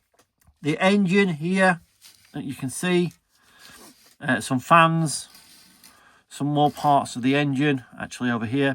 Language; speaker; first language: English; native; English